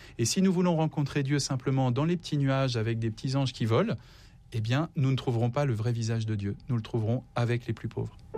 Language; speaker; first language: French; native; French